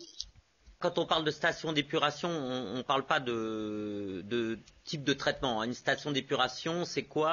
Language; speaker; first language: French; native; French